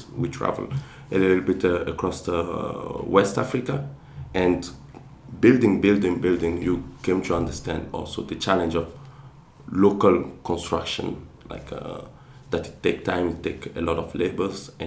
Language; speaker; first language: English; non-native, fluent; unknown